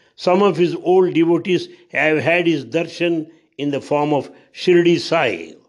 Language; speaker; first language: English; non-native, local second language; Telugu